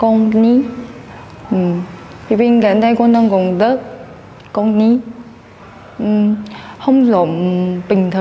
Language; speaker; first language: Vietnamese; non-native, learner; Chinese